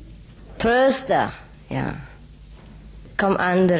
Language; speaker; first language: German; non-native, fluent; Vietnamese